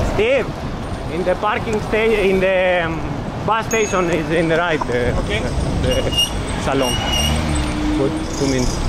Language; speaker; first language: English; non-native, learner; Greek